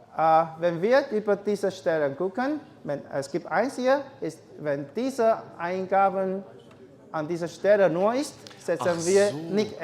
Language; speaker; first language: German; non-native, learner; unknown